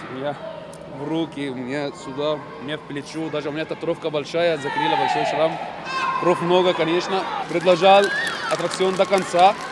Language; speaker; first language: Russian; non-native, learner; Arabic